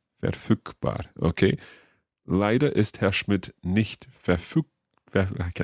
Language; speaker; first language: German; non-native, learner; English